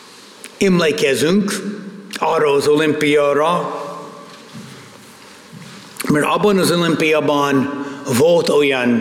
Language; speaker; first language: Hungarian; non-native, fluent; English